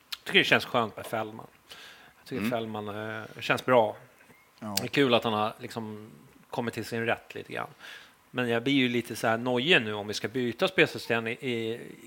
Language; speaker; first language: Swedish; native; Swedish